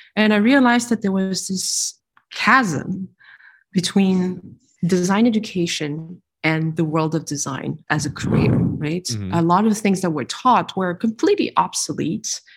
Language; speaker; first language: English; non-native, fluent; French